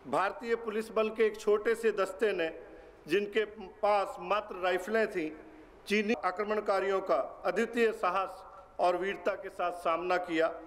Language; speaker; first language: Hindi; native; Hindi